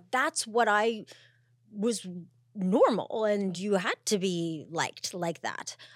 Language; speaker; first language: English; native; English